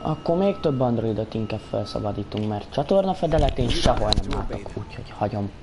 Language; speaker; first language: Hungarian; native; Hungarian